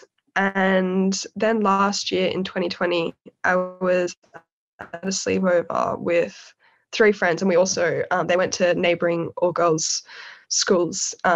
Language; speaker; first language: English; native; English